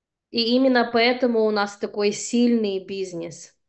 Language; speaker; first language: Russian; early bilingual, heritage; Russian